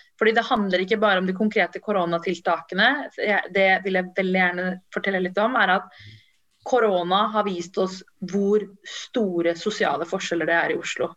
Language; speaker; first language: Norwegian; early bilingual, other home language; Tamil